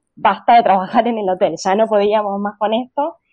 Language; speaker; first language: Spanish; native; Spanish